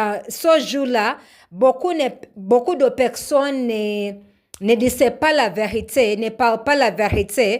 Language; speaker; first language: French; non-native, learner; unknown